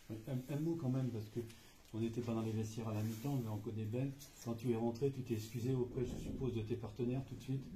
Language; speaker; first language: French; native; French